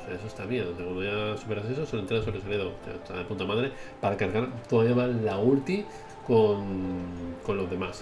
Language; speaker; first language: Spanish; native; Spanish